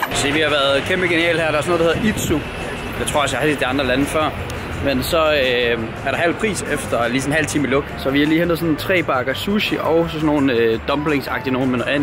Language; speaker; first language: Danish; native; Danish